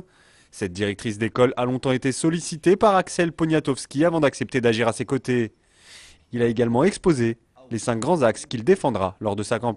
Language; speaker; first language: French; native; French